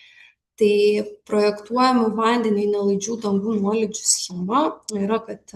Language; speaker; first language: Lithuanian; native; Lithuanian